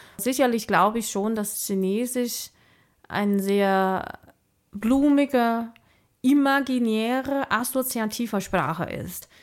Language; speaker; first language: German; non-native, fluent; Chinese